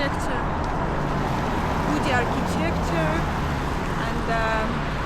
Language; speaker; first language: English; non-native, learner; Russian